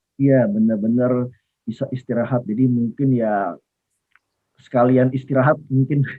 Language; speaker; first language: Indonesian; native; Indonesian